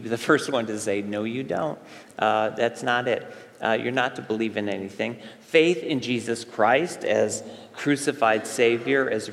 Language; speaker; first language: English; native; English